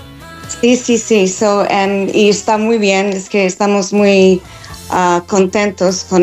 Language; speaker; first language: Spanish; non-native, fluent; English